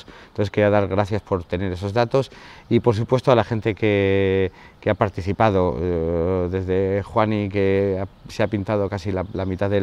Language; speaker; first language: Spanish; native; Spanish